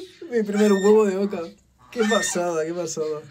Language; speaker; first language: Spanish; native; Spanish